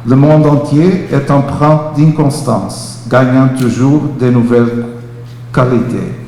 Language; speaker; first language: French; non-native, fluent; Portuguese